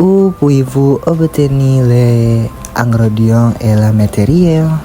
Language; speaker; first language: French; non-native, learner; Indonesian